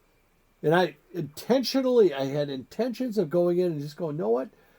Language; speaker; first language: English; native; English